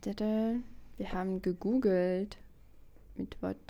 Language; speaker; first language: German; non-native, fluent; Russian